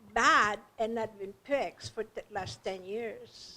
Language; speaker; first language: English; non-native, local second language; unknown